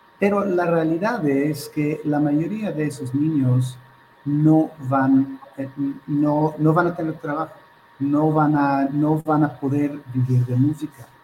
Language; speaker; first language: Spanish; non-native, fluent; Hebrew